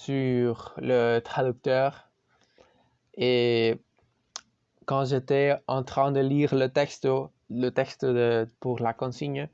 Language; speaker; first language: French; non-native, learner; Spanish